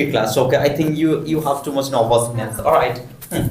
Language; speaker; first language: English; non-native, fluent; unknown